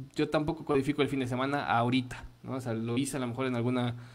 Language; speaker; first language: Spanish; native; Spanish